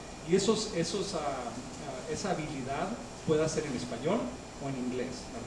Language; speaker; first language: Spanish; early bilingual, heritage; Spanish